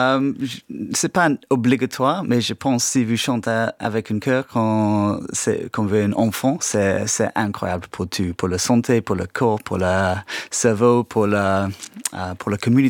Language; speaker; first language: French; non-native, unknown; English